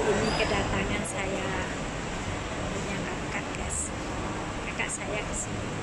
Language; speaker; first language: Indonesian; non-native, local second language; Javanese